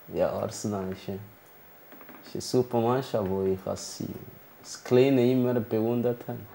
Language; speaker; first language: German; early bilingual, other home language; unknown